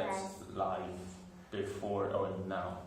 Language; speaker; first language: English; non-native, learner; Chinese